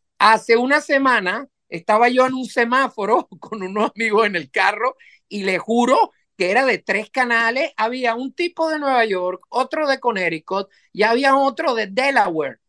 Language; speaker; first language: Spanish; native; Spanish